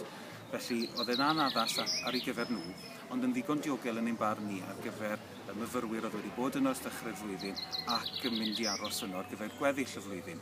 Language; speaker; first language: Welsh; native; Welsh